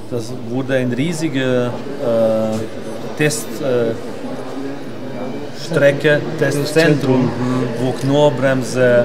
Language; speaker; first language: German; non-native, learner; Hungarian